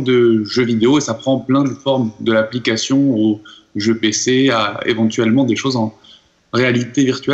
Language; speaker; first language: French; native; French